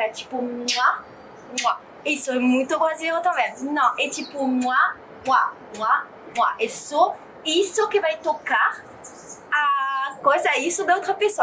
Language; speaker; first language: Portuguese; non-native, fluent; French